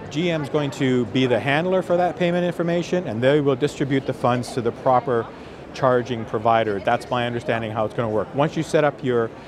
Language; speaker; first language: English; native; English